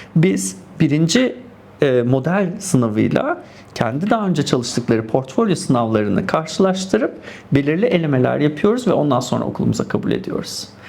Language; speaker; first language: Turkish; native; Turkish